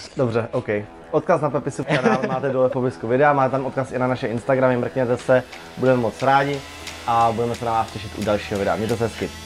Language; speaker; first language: Czech; native; Czech